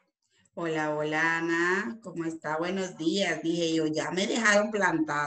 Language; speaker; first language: Spanish; native; Spanish